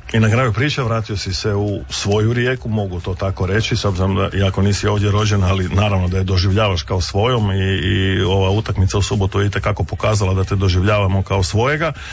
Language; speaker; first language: Croatian; native; Croatian